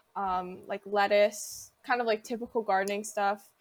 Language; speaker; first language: English; native; English